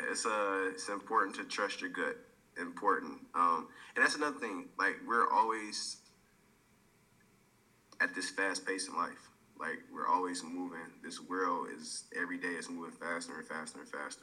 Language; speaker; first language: English; native; English